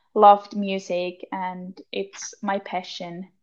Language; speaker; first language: English; non-native, fluent; German